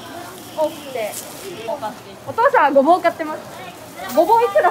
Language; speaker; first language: Japanese; native; Japanese